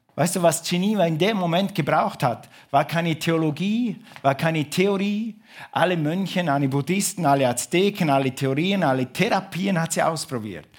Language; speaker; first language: German; non-native, fluent; English